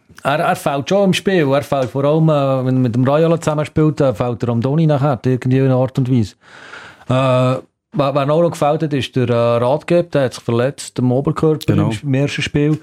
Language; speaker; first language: German; native; German